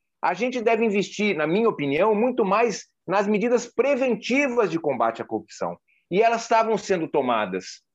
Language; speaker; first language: Portuguese; native; Portuguese